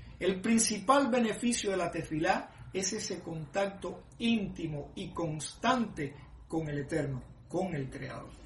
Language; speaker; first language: Spanish; native; Spanish